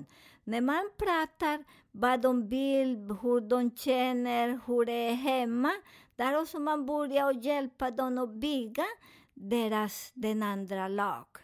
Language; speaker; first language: Swedish; non-native, learner; Spanish